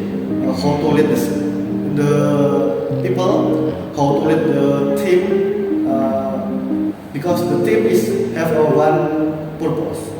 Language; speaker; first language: English; non-native, learner; Indonesian